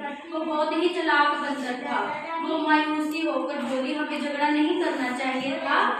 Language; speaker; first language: Hindi; native; Hindi